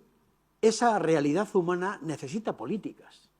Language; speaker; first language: Spanish; native; Spanish